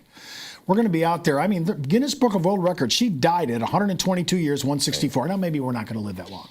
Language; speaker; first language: English; native; English